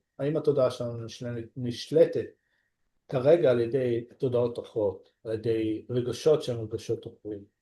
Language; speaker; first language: Hebrew; native; Hebrew